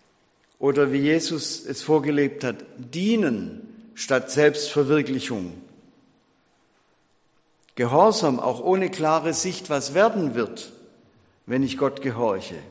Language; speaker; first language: German; native; German